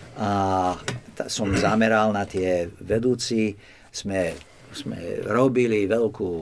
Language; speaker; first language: Slovak; non-native, fluent; English